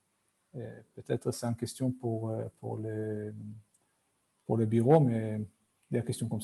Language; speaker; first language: French; non-native, fluent; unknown